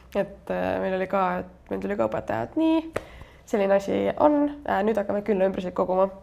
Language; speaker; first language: Estonian; native; Estonian